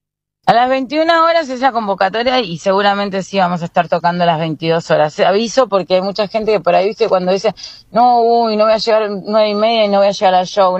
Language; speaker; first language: Spanish; native; Spanish